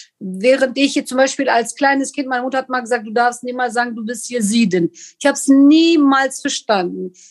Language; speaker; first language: German; non-native, fluent; Kurdish